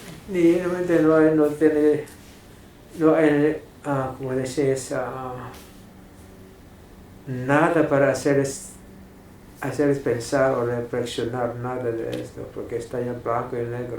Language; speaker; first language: Spanish; non-native, fluent; English